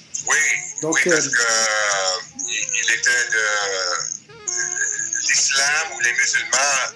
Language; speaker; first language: French; early bilingual, other home language; English